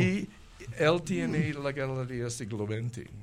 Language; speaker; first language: Spanish; non-native, learner; English